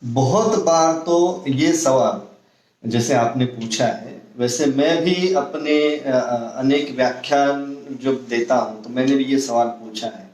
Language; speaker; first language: Hindi; non-native, local second language; Marathi